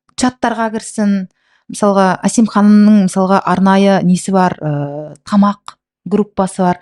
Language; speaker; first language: Kazakh; native; Kazakh